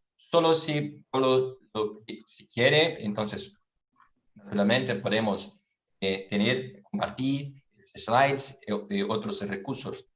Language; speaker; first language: Spanish; non-native, fluent; Portuguese